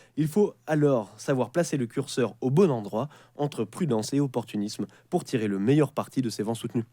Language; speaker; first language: French; native; French